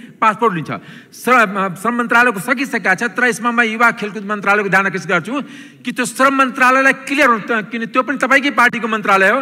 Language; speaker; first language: Nepali; non-native, local second language; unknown